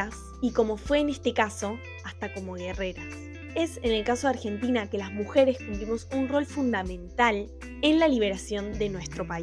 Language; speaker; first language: Spanish; native; Spanish